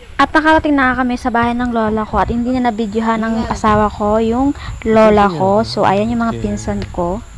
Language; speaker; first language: Filipino; non-native, local second language; Bikol